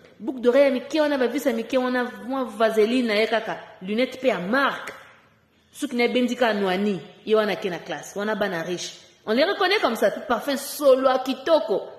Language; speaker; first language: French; non-native, local second language; Lingala